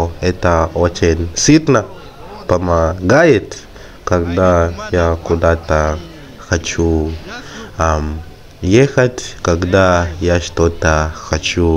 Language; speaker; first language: Russian; non-native, fluent; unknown